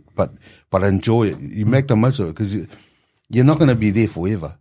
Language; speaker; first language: English; native; English